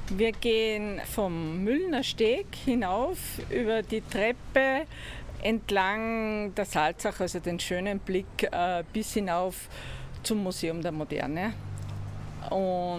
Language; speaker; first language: German; native; German